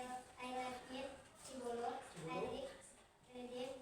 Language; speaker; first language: English; non-native, learner; Indonesian